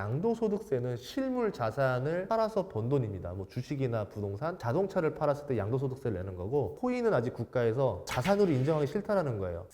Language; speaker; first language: Korean; native; Korean